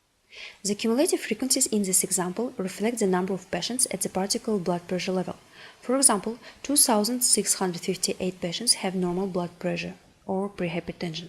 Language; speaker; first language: English; non-native, fluent; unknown